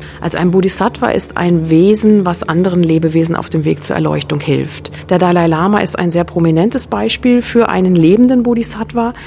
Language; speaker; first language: German; native; German